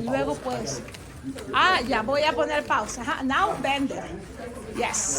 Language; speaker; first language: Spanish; non-native, fluent; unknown